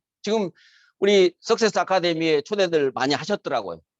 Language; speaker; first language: Korean; native; Korean